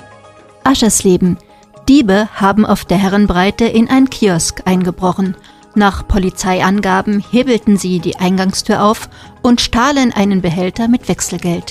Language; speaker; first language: German; native; German